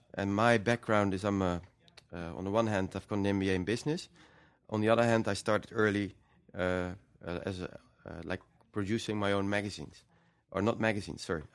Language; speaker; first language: English; non-native, fluent; Dutch